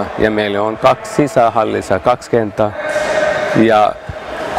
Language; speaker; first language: Finnish; non-native, learner; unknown